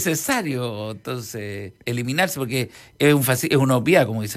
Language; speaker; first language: Spanish; native; Spanish